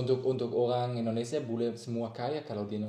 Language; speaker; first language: Indonesian; non-native, learner; German